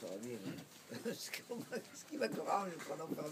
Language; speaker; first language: French; native; French